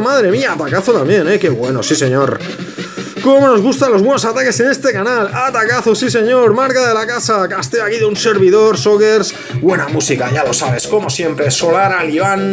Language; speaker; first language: Spanish; native; Spanish